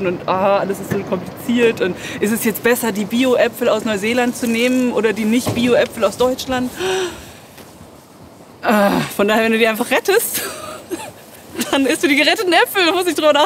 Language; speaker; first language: German; native; German